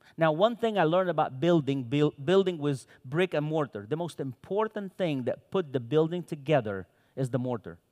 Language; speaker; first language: English; non-native, fluent; Arabic